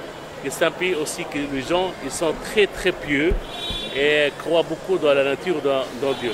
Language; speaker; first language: French; non-native, local second language; Arabic